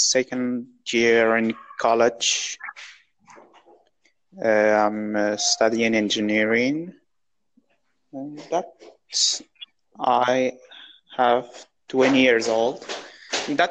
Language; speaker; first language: English; non-native, learner; Arabic